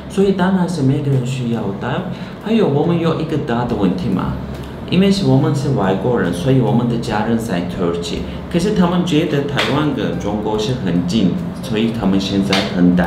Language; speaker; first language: Chinese; non-native, learner; Turkish